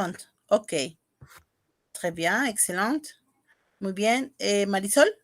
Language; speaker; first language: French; non-native, fluent; Spanish